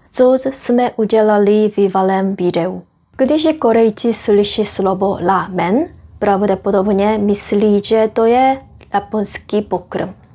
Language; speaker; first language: Czech; non-native, fluent; Korean